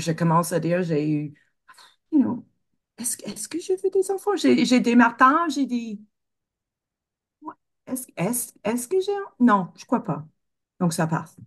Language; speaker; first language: French; non-native, fluent; English